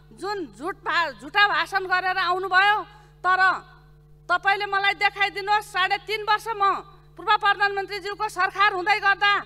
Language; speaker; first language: Nepali; native; Nepali